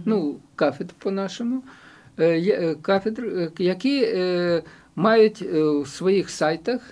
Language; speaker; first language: Ukrainian; non-native, local second language; Russian